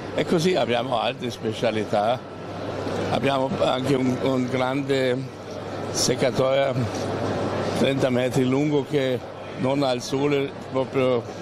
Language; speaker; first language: Italian; non-native, fluent; German